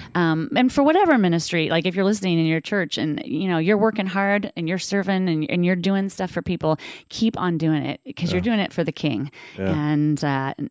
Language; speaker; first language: English; native; English